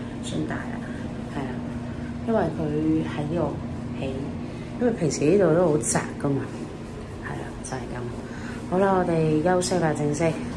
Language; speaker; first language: Cantonese; native; Cantonese